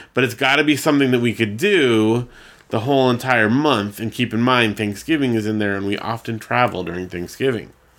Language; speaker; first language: English; native; English